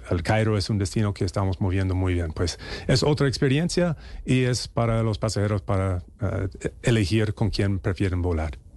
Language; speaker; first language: Spanish; non-native, fluent; English